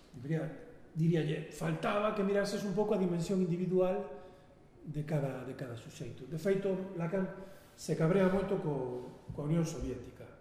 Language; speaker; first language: Galician; non-native, local second language; Spanish